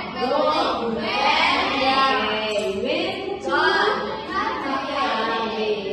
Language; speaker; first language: English; non-native, learner; Indonesian